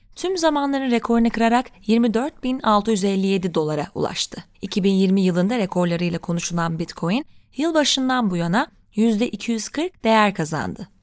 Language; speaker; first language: Turkish; native; Turkish